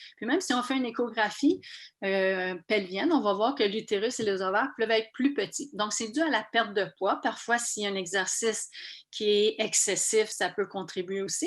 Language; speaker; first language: French; native; French